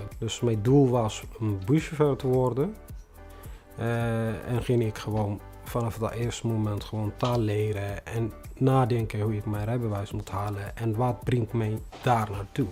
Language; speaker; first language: Dutch; non-native, fluent; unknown